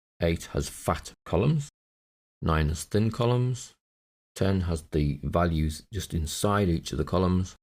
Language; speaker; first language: English; native; English